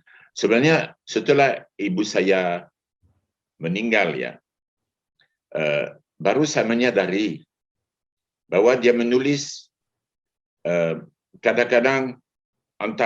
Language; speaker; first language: Indonesian; non-native, fluent; French